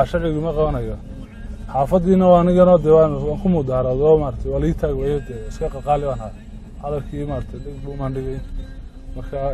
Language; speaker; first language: Somali; early bilingual, other home language; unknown